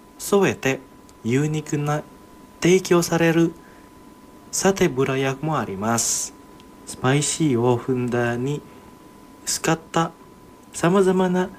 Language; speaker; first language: Japanese; non-native, fluent; Indonesian